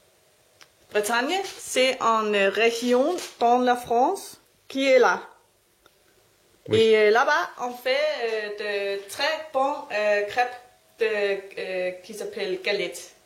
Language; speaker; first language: French; non-native, learner; Danish